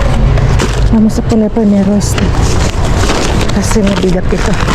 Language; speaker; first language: Spanish; non-native, learner; Filipino